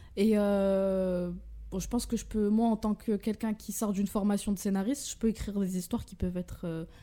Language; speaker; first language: French; early bilingual, other home language; Arabic